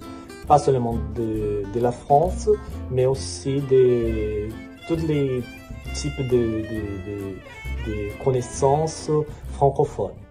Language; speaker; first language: French; non-native, fluent; Portuguese